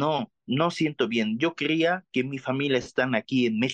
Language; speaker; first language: Spanish; non-native, learner; Arabic